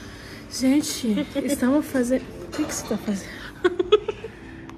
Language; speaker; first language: Portuguese; non-native, fluent; Russian